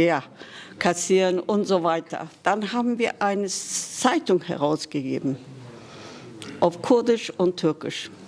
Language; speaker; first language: German; non-native, fluent; Kurdish